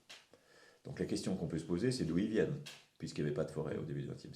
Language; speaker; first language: French; native; French